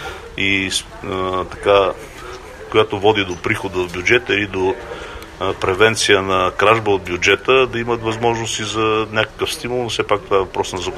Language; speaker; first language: Bulgarian; native; Bulgarian